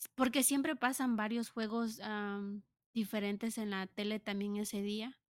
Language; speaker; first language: Spanish; native; Spanish